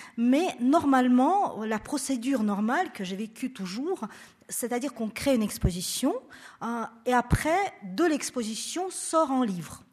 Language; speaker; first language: French; non-native, fluent; Russian